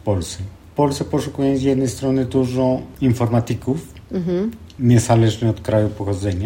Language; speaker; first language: Polish; non-native, fluent; Spanish